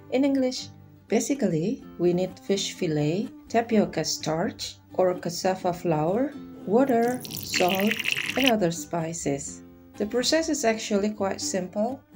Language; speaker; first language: English; non-native, fluent; Indonesian